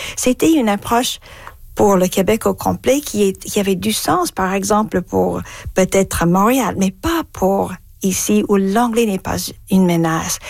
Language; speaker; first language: French; non-native, fluent; English